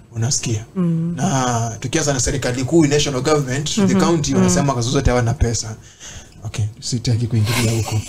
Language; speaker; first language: Swahili; non-native, local second language; Luo (Kenya and Tanzania)